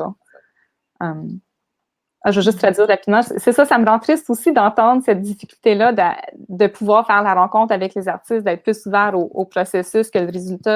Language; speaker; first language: French; native; French